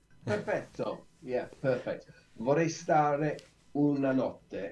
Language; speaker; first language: Italian; non-native, learner; English